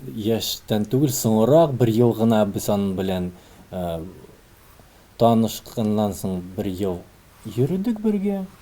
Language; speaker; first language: Tatar; early bilingual, heritage; Tatar